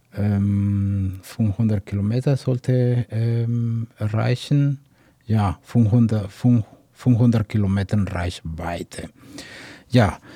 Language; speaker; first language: German; non-native, fluent; Spanish